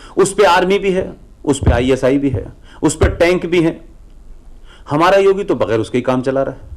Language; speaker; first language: Hindi; native; Hindi